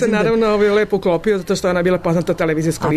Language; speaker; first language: Serbian; native; Serbian